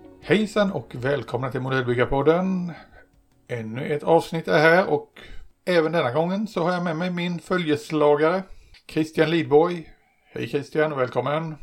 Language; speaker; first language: Swedish; native; Swedish